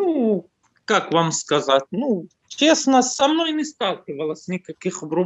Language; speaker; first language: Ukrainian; non-native, learner; Arabic